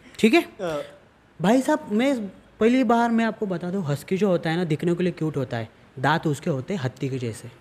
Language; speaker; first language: Hindi; non-native, local second language; Marathi